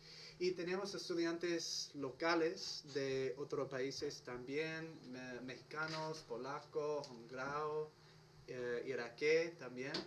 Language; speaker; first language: Spanish; non-native, learner; English